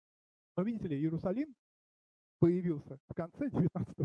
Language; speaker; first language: Czech; non-native, learner; Russian